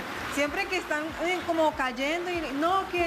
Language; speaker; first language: Spanish; native; Spanish